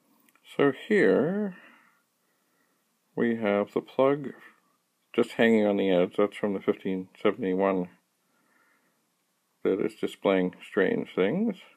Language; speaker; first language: English; native; English